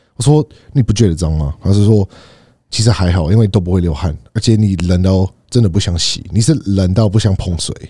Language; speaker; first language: Chinese; non-native, fluent; English